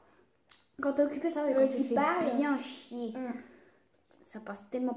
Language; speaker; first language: French; native; French